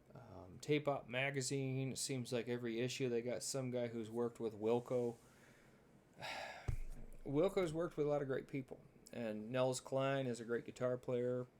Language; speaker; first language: English; native; English